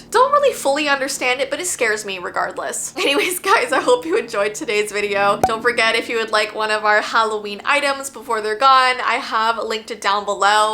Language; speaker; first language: English; native; English